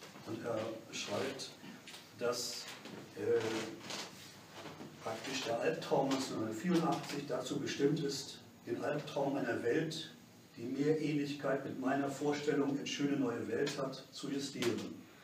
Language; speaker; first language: German; native; German